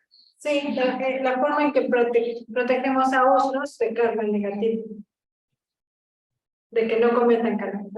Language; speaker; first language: Spanish; native; Spanish